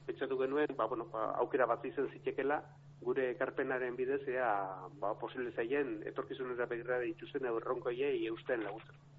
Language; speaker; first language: Basque; native; Basque